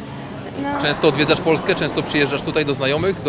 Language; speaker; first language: Polish; native; Polish